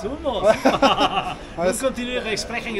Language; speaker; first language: German; non-native, learner; Spanish